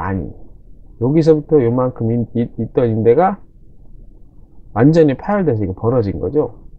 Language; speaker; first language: Korean; native; Korean